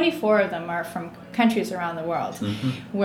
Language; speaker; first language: English; native; English